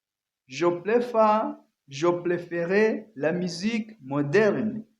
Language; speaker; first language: French; non-native, learner; Kinyarwanda